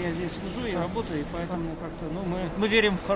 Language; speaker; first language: Russian; native; Russian